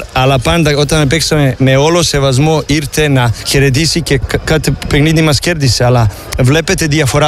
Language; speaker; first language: Greek; non-native, learner; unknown